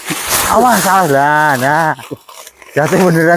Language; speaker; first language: Indonesian; native; Indonesian